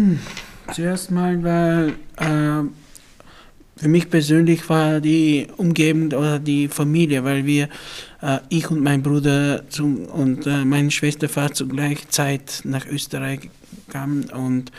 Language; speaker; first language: German; non-native, fluent; Bulgarian